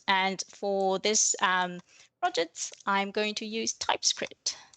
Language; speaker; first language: English; non-native, fluent; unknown